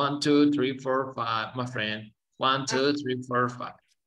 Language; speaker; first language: English; non-native, fluent; Spanish